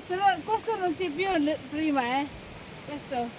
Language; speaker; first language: Italian; non-native, learner; Filipino